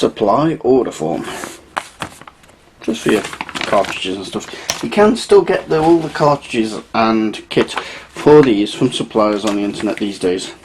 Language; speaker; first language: English; native; English